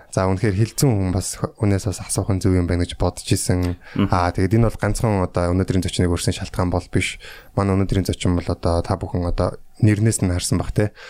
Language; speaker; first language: Mongolian; native; Mongolian